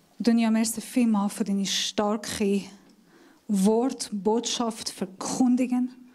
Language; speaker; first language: German; non-native, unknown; Persian